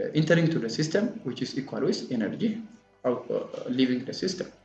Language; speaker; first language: English; non-native, local second language; Amharic